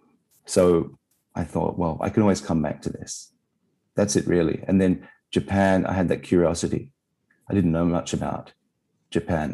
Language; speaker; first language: English; native; English